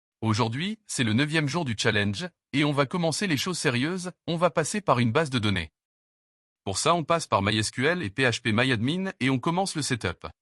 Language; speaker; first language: French; native; French